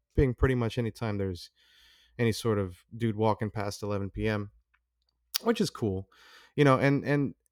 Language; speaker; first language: English; early bilingual, other home language; Filipino